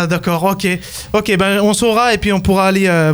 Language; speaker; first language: French; native; French